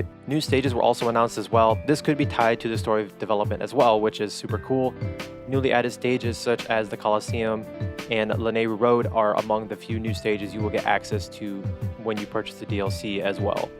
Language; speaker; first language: English; native; English